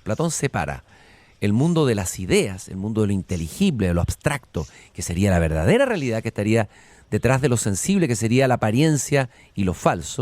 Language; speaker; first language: Spanish; native; Spanish